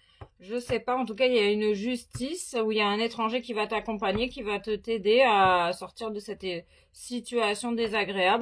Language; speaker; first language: French; native; French